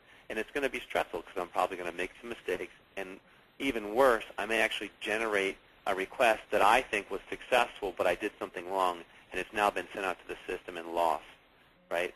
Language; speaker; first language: English; native; English